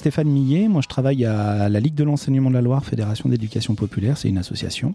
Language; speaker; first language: French; native; French